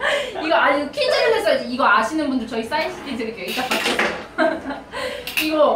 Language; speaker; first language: Korean; native; Korean